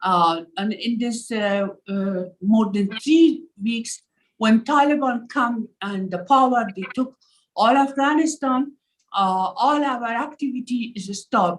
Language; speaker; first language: English; non-native, learner; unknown